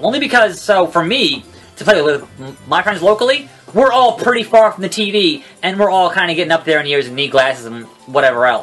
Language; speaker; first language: English; native; English